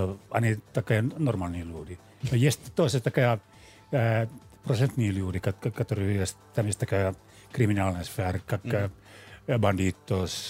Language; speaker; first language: Russian; non-native, learner; Finnish